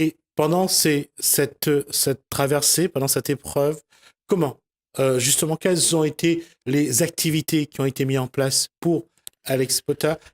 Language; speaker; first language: French; native; French